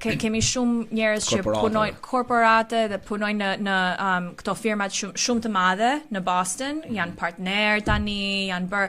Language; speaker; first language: Albanian; early bilingual, heritage; Albanian